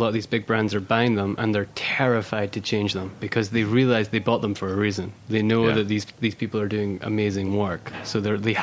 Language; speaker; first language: English; native; English